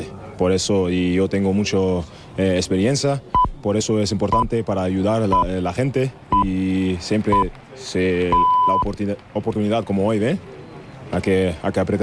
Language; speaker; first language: Spanish; non-native, learner; German